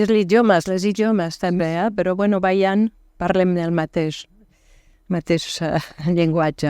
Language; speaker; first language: Catalan; non-native, fluent; French